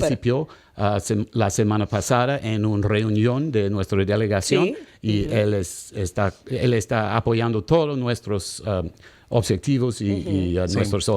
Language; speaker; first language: Spanish; non-native, learner; English